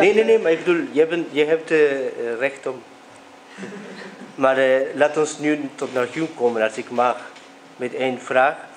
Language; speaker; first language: Dutch; non-native, fluent; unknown